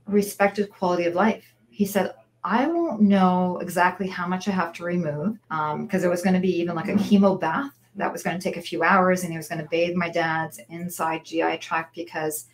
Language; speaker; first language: English; native; English